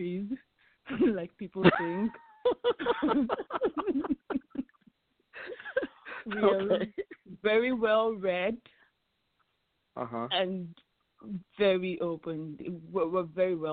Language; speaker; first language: English; non-native, local second language; Yoruba